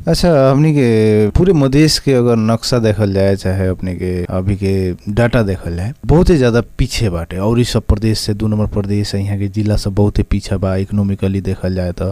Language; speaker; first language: Bhojpuri; native; Bhojpuri